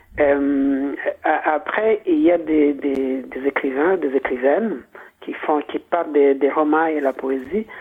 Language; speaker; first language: French; non-native, local second language; Kinyarwanda